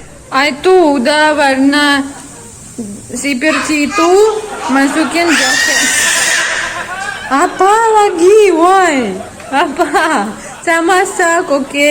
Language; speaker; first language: Indonesian; non-native, learner; Russian